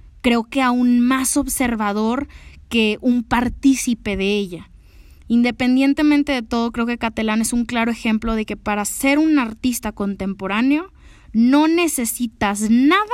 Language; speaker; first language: Spanish; native; Spanish